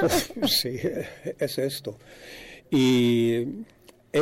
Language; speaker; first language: Spanish; non-native, fluent; German